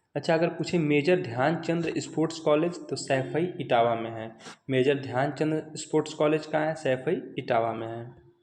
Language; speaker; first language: Hindi; native; Hindi